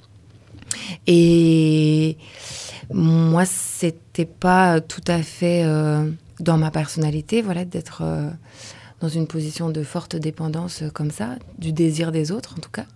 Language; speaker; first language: French; early bilingual, other home language; Lithuanian